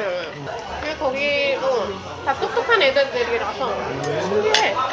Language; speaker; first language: Korean; non-native, fluent; Indonesian